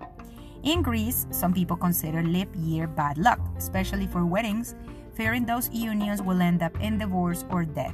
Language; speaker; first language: English; non-native, fluent; Spanish